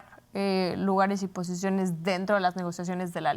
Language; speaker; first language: Spanish; native; Spanish